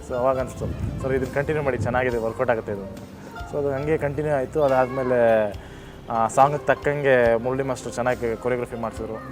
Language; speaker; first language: Kannada; native; Kannada